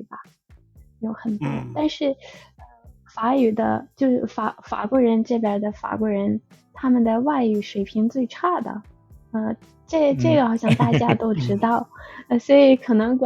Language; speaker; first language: Chinese; non-native, fluent; Russian